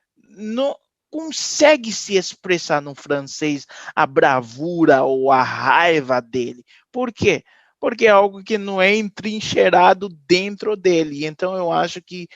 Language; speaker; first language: Portuguese; non-native, fluent; Haitian Creole